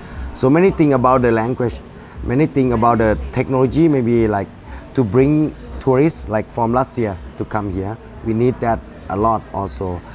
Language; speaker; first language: English; non-native, fluent; Thai